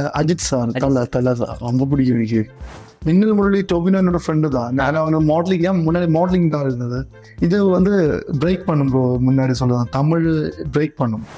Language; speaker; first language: Tamil; non-native, learner; Malayalam